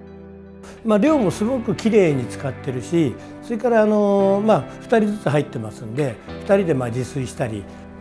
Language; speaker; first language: Japanese; native; Japanese